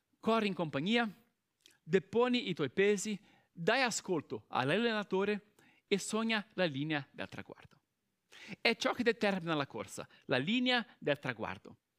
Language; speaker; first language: Italian; non-native, fluent; Portuguese